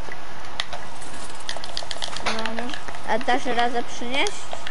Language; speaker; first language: Polish; early bilingual, heritage; Polish